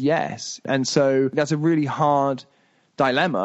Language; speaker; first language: English; native; English